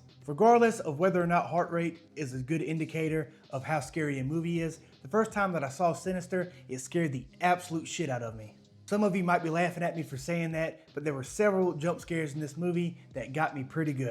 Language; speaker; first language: English; native; English